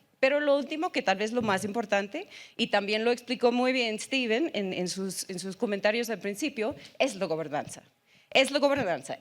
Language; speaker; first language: Spanish; non-native, fluent; English